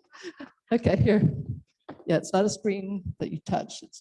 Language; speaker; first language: English; native; English